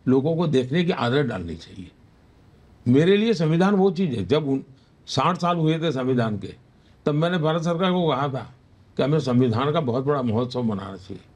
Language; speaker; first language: Hindi; non-native, local second language; Gujarati